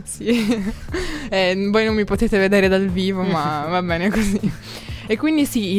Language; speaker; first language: Italian; native; Italian